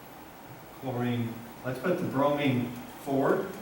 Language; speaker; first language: English; native; English